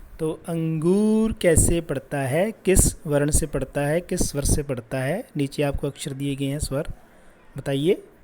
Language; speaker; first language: Hindi; non-native, local second language; Punjabi